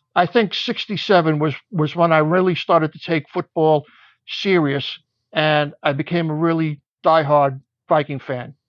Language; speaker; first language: English; native; English